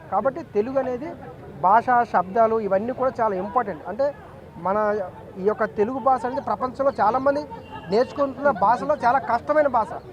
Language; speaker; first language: Telugu; native; Telugu